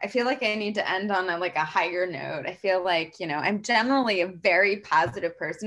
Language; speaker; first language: English; native; English